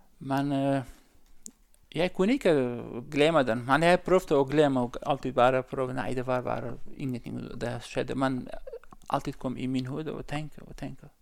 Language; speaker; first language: Norwegian; non-native, learner; Central Kurdish